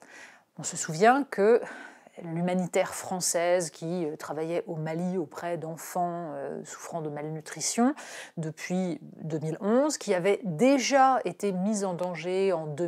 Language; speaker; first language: French; native; French